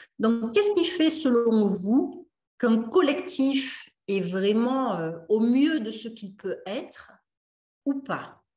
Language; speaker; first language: French; native; French